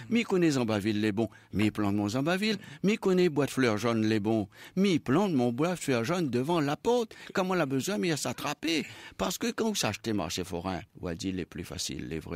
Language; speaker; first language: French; non-native, local second language; Réunion Creole French